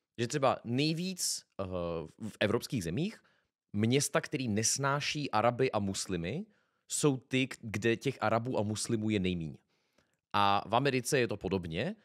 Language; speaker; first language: Czech; native; Czech